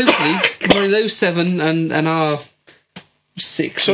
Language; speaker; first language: English; native; English